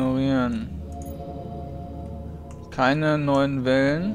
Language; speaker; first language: German; native; German